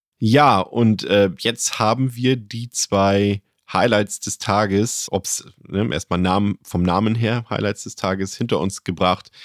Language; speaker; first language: German; native; German